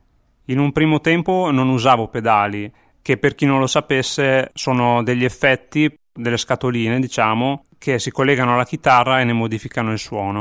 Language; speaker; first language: Italian; native; Italian